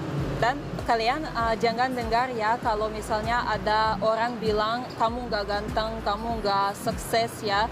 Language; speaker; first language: Indonesian; non-native, fluent; Russian